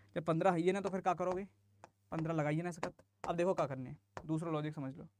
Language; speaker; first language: Hindi; native; Hindi